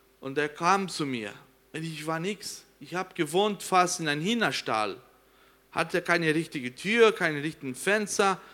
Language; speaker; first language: German; non-native, learner; Portuguese